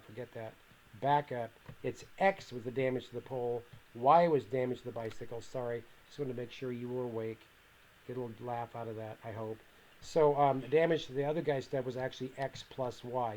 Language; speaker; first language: English; native; English